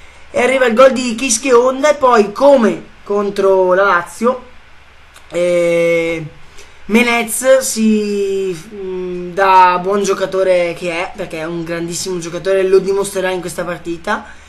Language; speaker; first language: Italian; native; Italian